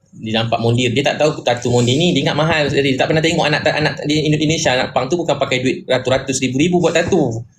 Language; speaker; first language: Malay; native; Malay